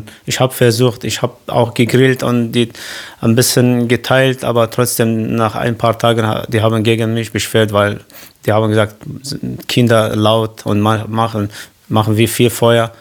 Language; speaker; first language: German; non-native, learner; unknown